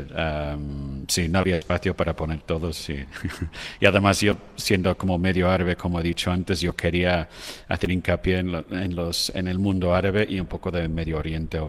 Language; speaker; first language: Spanish; non-native, fluent; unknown